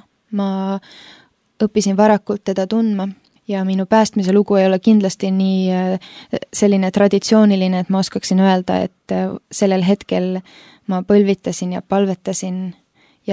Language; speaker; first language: Estonian; early bilingual, other home language; Finnish